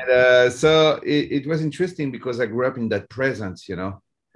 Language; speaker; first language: English; non-native, fluent; French